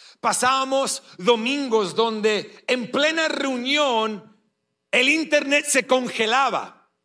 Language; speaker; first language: Spanish; non-native, fluent; English